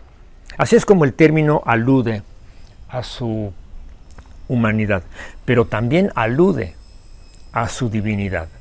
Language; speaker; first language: Spanish; native; Spanish